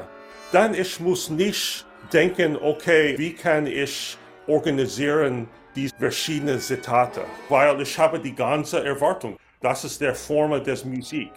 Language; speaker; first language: German; non-native, learner; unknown